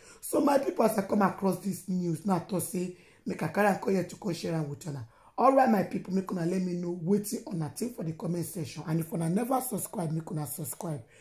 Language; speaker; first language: Nigerian Pidgin; non-native, local second language; Yoruba